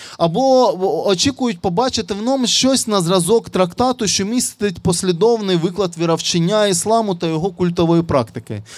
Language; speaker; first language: Ukrainian; non-native, local second language; Russian